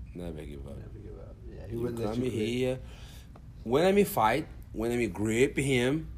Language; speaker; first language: English; non-native, learner; Portuguese